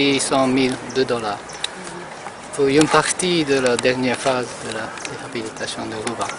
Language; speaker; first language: French; non-native, fluent; Japanese